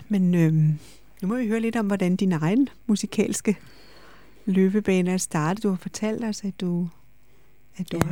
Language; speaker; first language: Danish; native; Danish